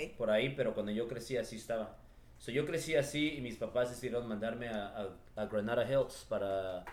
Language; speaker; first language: Spanish; early bilingual, heritage; Spanish